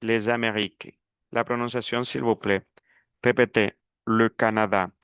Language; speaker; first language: French; non-native, fluent; Spanish